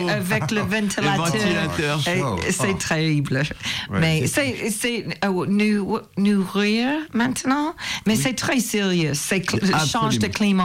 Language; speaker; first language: French; non-native, learner; English